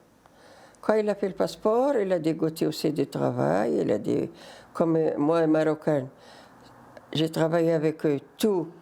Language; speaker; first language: French; non-native, learner; Riffian